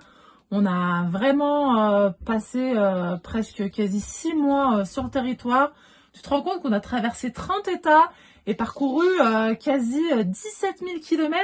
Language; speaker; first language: French; native; French